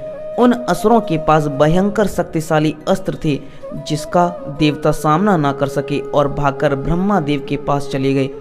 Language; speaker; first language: Hindi; native; Hindi